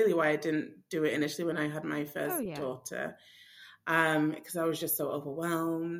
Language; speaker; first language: English; native; English